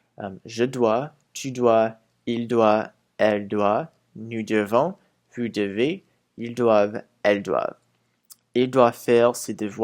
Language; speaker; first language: French; non-native, fluent; English